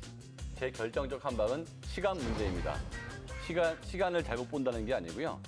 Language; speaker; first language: Korean; native; Korean